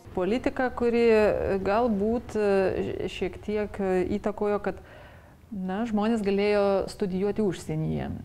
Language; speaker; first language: Lithuanian; native; Lithuanian